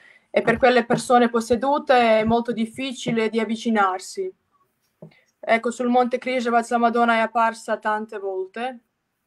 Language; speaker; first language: Italian; non-native, fluent; Croatian